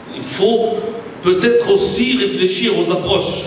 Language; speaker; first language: French; non-native, local second language; Arabic